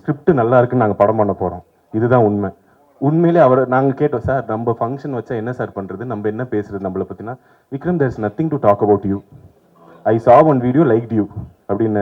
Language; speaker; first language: Tamil; native; Tamil